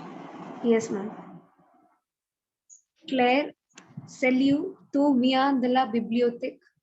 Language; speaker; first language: French; non-native, learner; Malayalam